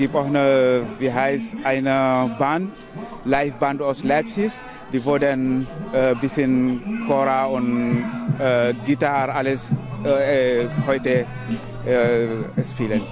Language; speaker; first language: German; non-native, learner; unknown